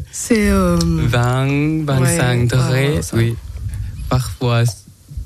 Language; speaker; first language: French; non-native, learner; Thai